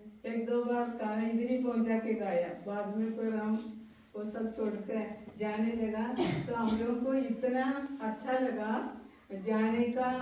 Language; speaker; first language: Hindi; non-native, local second language; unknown